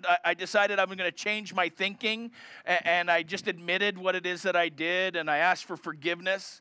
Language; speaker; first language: English; native; English